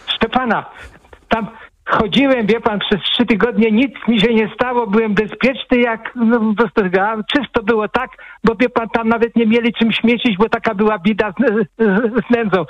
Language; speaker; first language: Polish; native; Polish